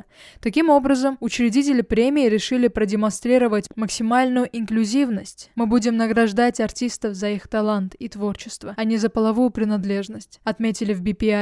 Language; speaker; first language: Russian; native; Russian